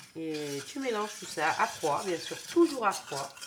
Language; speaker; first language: French; non-native, fluent; Persian